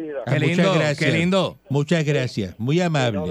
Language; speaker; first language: Spanish; native; Spanish